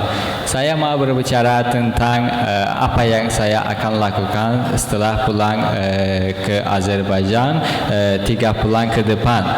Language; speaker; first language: Indonesian; non-native, learner; Azerbaijani